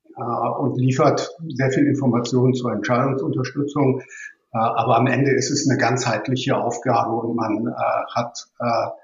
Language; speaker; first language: German; native; German